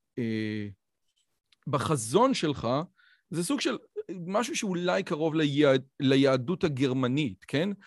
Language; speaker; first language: Hebrew; native; Hebrew